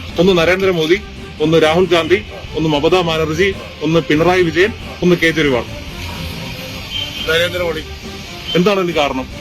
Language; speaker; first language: Malayalam; native; Malayalam